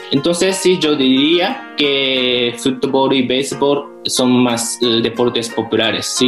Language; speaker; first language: Spanish; non-native, fluent; Japanese